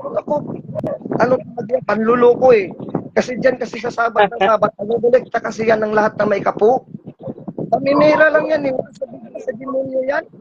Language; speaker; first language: Filipino; non-native, local second language; Cebuano